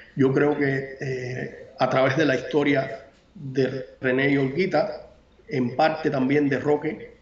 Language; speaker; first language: Spanish; native; Spanish